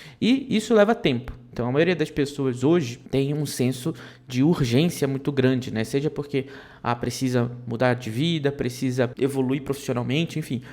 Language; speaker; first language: Portuguese; native; Portuguese